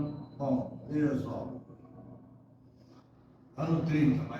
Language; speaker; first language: Portuguese; early bilingual, other home language; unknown